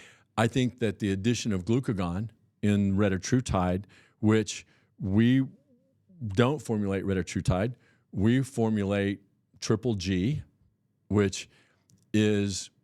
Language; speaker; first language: English; native; English